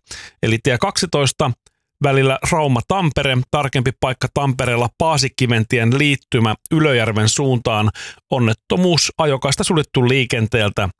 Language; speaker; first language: Finnish; native; Finnish